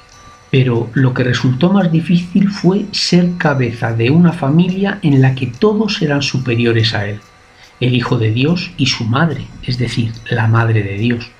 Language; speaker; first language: Spanish; native; Spanish